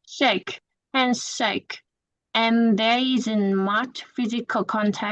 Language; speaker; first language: English; non-native, learner; Vietnamese